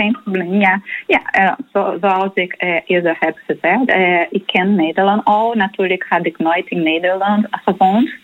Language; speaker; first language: Dutch; non-native, fluent; Portuguese